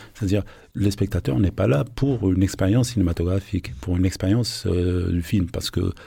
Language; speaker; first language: French; non-native, local second language; Arabic